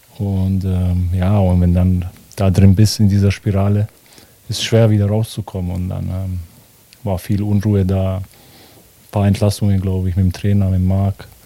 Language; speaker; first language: German; early bilingual, other home language; Bosnian